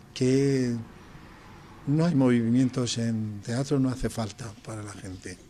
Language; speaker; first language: Spanish; non-native, fluent; Persian